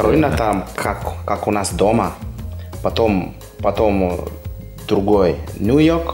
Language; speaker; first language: Russian; non-native, learner; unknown